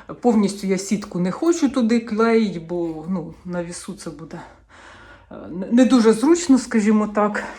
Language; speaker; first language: Ukrainian; non-native, local second language; Russian